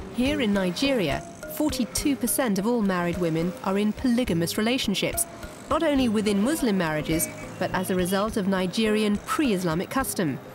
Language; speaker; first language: English; native; English